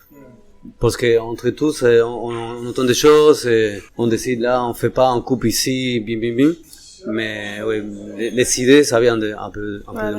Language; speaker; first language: French; non-native, fluent; Spanish